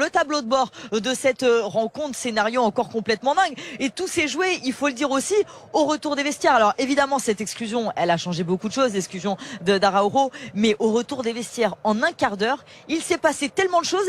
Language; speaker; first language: French; native; French